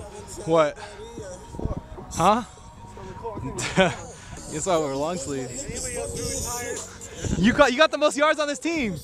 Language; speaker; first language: English; native; English